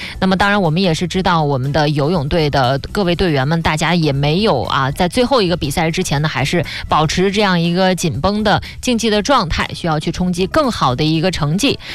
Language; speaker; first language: Chinese; native; Chinese